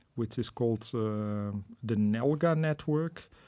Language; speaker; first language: English; non-native, fluent; Dutch